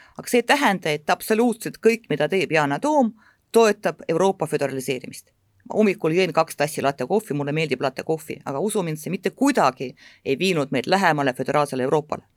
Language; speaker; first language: Estonian; non-native, local second language; Russian